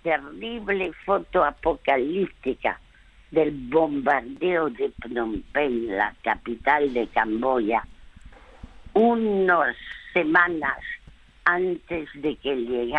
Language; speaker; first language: Spanish; early bilingual, other home language; French